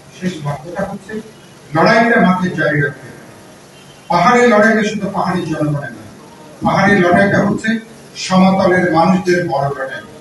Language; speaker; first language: Bangla; native; Bangla